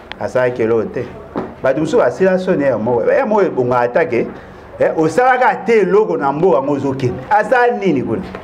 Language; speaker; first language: Lingala; native; Lingala